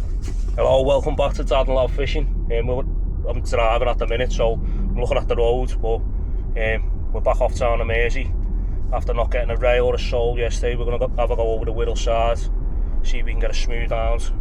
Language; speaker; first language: English; native; English